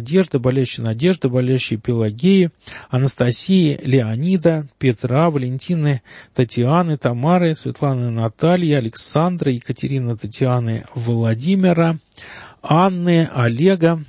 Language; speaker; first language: Russian; native; Russian